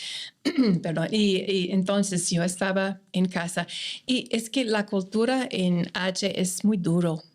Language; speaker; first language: Spanish; non-native, fluent; English